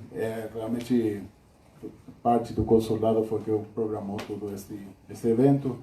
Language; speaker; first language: Portuguese; non-native, fluent; Spanish